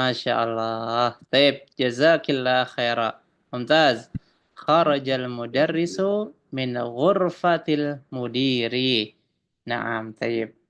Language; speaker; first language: Arabic; non-native, fluent; Indonesian